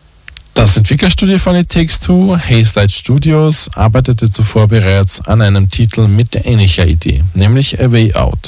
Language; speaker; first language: German; native; German